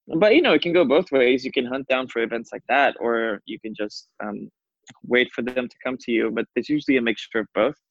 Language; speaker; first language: English; non-native, fluent; Portuguese